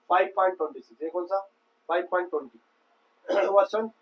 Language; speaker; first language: Hindi; non-native, local second language; Kannada